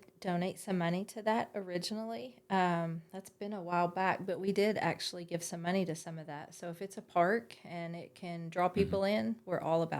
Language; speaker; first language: English; native; English